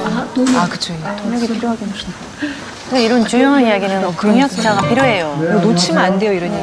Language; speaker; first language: Korean; native; Korean